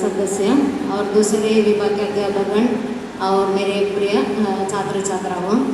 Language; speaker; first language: Hindi; non-native, local second language; Malayalam